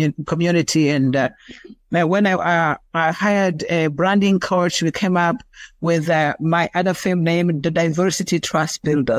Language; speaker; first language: English; non-native, local second language; Kinyarwanda